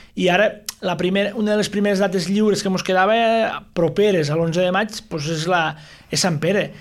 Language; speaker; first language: Catalan; native; Catalan